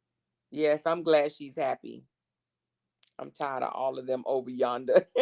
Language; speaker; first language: English; native; English